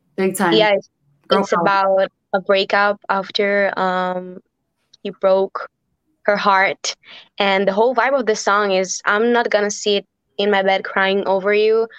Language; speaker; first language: English; non-native, fluent; Hebrew